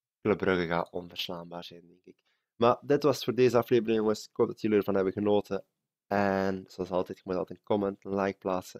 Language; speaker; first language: Dutch; native; Dutch